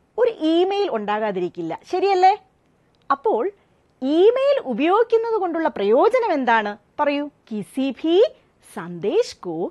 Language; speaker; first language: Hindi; non-native, local second language; Malayalam